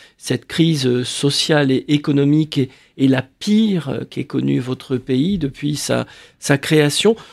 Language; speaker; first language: French; native; French